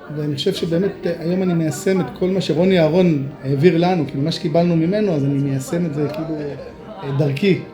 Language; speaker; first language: Hebrew; native; Hebrew